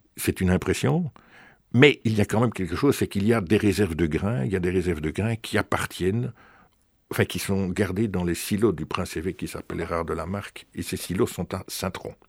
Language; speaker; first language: French; native; French